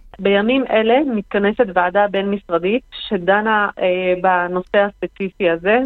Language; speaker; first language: Hebrew; non-native, local second language; Arabic